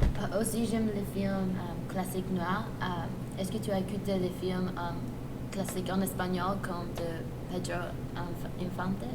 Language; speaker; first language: French; non-native, learner; Spanish